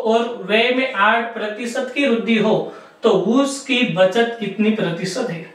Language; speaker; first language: Hindi; non-native, local second language; Marathi